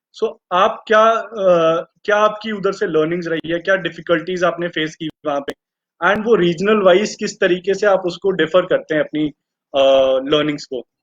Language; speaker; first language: Hindi; native; Hindi